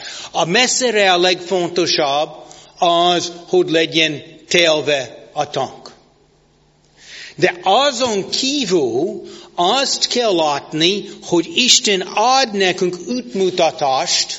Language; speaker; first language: Hungarian; non-native, fluent; English